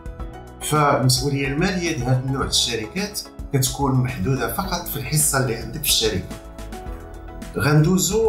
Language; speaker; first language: Arabic; native; Arabic